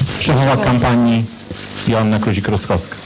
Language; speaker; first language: Polish; native; Polish